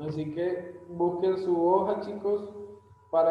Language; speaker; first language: Spanish; native; Spanish